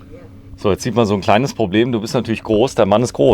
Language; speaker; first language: German; native; German